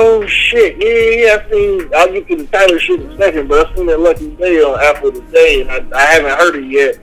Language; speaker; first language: English; native; English